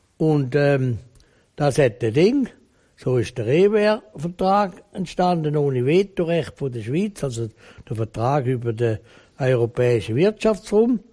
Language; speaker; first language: German; native; German